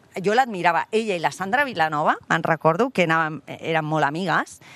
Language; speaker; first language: Spanish; non-native, local second language; Catalan